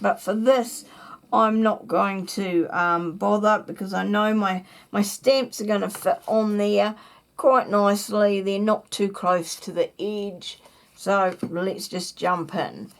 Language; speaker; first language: English; native; English